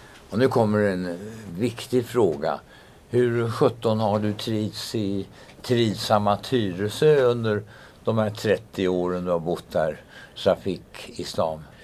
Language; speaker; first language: Swedish; native; Swedish